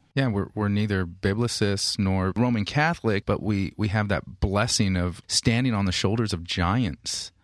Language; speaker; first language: English; native; English